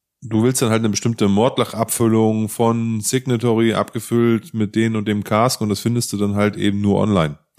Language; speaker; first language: German; native; German